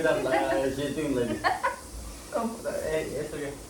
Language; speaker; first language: English; non-native, learner; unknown